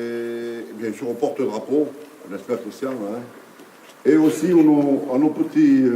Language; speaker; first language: French; native; French